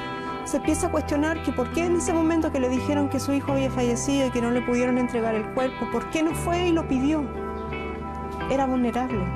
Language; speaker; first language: Spanish; native; Spanish